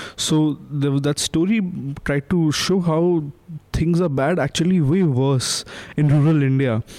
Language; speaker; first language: English; non-native, local second language; Hindi